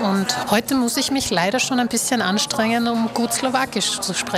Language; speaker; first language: German; early bilingual, other home language; Slovak